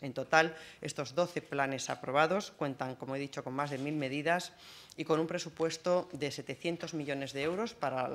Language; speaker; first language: Spanish; native; Spanish